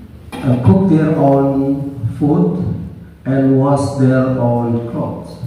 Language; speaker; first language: English; non-native, learner; Indonesian